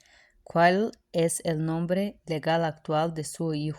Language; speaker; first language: Spanish; non-native, fluent; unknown